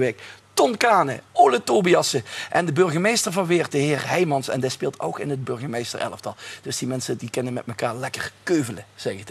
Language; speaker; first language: Dutch; native; Dutch